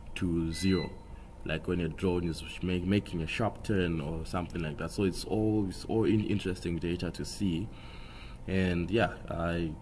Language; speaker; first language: English; non-native, local second language; Shona